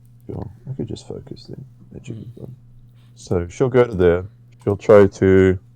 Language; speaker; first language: English; native; English